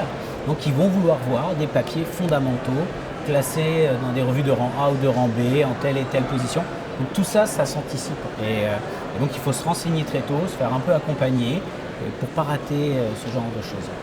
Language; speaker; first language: French; native; French